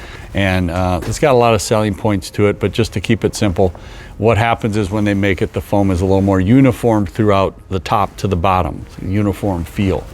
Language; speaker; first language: English; native; English